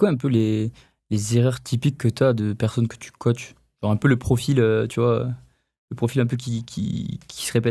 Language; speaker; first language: French; native; French